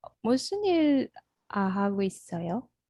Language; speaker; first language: Korean; non-native, learner; Filipino